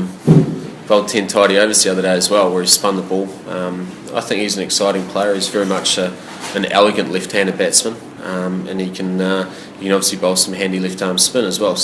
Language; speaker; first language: English; native; English